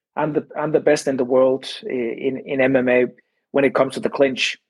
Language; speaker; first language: English; non-native, fluent; Danish